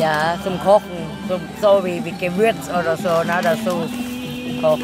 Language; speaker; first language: German; non-native, learner; Thai